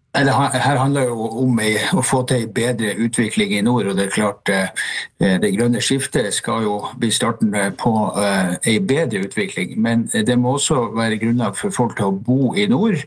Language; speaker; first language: Norwegian; native; Norwegian